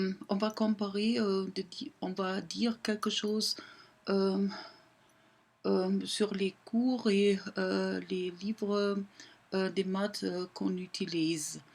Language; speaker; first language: French; non-native, fluent; German